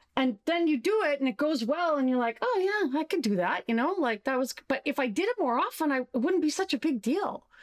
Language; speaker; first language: English; native; English